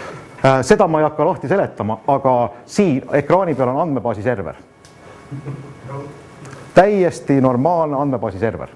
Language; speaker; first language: Estonian; native; Estonian